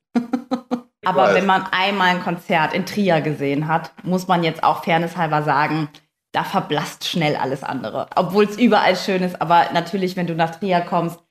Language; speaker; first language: German; native; German